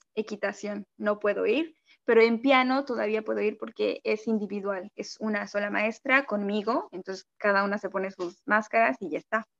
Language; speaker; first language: Spanish; native; Spanish